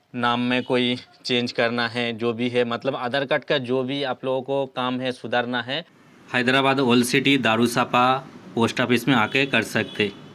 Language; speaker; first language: Hindi; non-native, local second language; Bangla